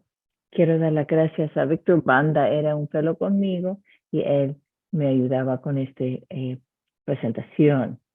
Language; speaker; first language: Spanish; early bilingual, heritage; Spanish